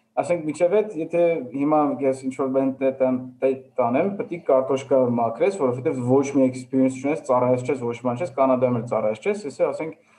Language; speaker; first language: Armenian; early bilingual, heritage; Armenian